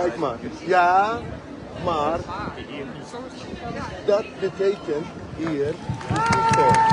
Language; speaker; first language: Dutch; non-native, fluent; Azerbaijani